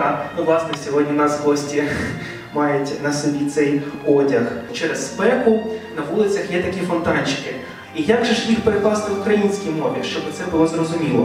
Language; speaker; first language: Ukrainian; native; Ukrainian